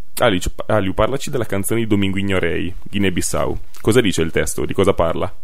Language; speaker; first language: Italian; native; Italian